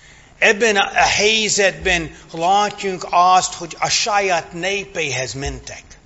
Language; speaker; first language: Hungarian; non-native, fluent; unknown